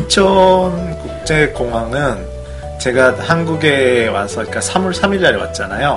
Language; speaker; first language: Korean; non-native, fluent; Japanese